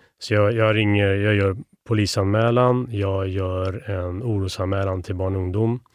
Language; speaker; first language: Swedish; native; Swedish